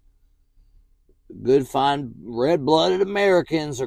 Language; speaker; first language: English; native; English